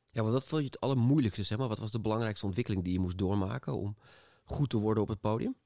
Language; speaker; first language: Dutch; native; Dutch